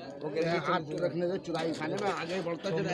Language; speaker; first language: Hindi; native; Hindi